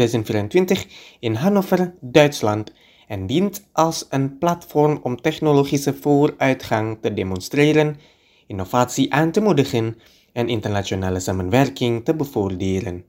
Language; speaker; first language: Dutch; non-native, fluent; Indonesian